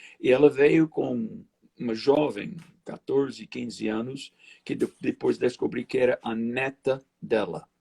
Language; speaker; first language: Portuguese; non-native, fluent; English